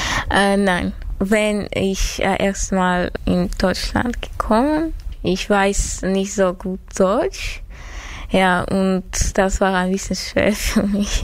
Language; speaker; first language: German; non-native, learner; Armenian